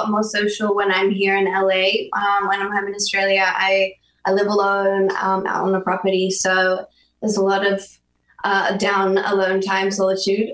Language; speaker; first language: English; native; English